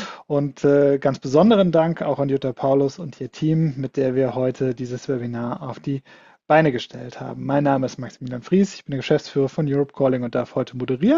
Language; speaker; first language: German; native; German